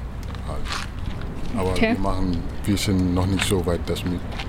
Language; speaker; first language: German; non-native, learner; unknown